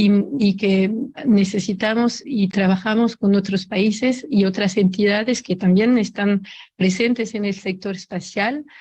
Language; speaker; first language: Spanish; non-native, fluent; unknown